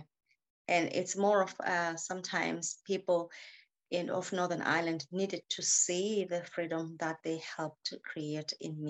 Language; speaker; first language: English; native; English